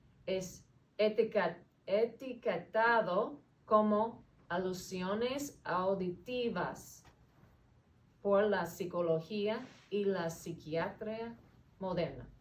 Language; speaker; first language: Spanish; non-native, fluent; English